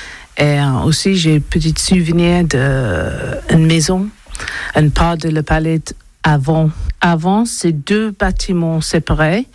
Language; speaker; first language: French; non-native, learner; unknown